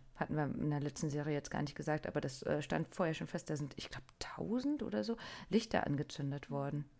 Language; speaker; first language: German; non-native, fluent; Japanese